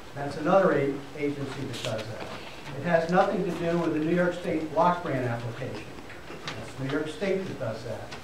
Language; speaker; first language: English; native; English